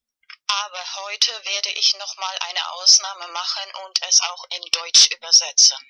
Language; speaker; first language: German; non-native, fluent; Spanish